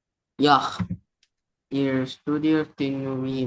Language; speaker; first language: German; non-native, learner; Indonesian